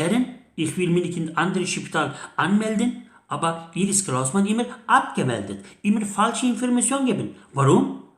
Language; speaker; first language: German; non-native, learner; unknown